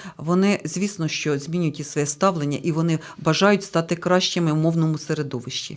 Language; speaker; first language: Ukrainian; native; Ukrainian